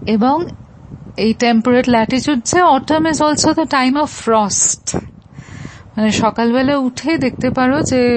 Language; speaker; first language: Bangla; native; Bangla